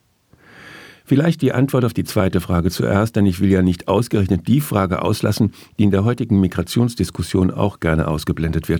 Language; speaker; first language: German; native; German